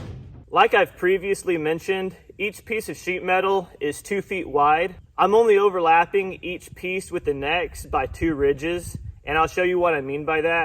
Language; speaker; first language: English; native; English